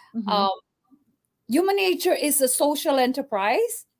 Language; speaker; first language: English; non-native, local second language; Cebuano